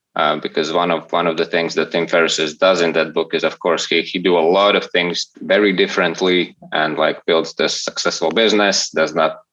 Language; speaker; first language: English; non-native, fluent; Latvian